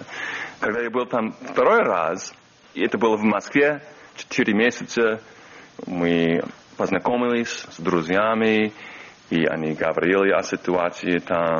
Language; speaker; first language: Russian; non-native, learner; English